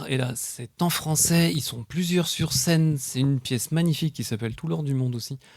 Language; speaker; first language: French; native; French